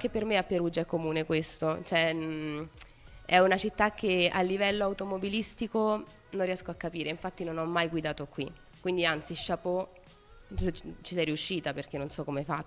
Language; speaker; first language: Italian; native; Italian